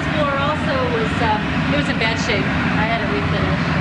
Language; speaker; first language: English; native; English